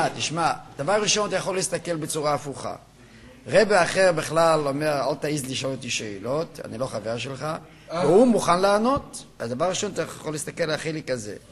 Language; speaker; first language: Hebrew; native; Hebrew